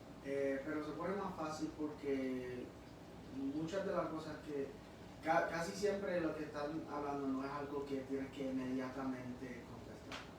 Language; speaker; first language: Spanish; early bilingual, heritage; Spanish